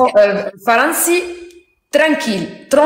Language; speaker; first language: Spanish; non-native, learner; Arabic